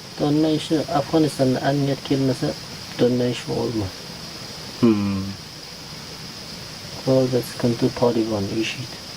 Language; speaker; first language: Turkish; non-native, learner; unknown